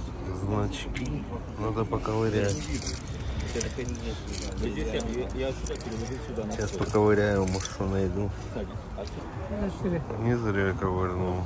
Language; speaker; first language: Russian; native; Russian